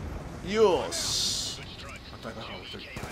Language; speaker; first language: Japanese; native; Japanese